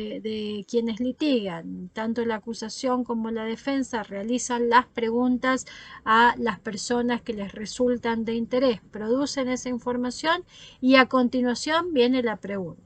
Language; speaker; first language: Spanish; native; Spanish